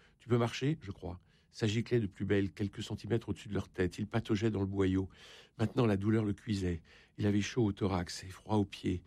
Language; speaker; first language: French; native; French